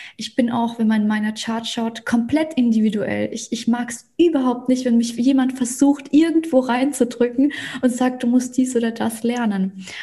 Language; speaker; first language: German; early bilingual, other home language; Russian